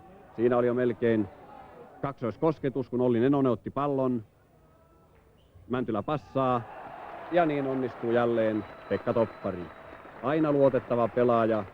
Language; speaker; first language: Finnish; native; Finnish